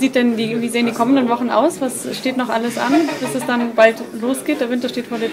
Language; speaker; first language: German; native; German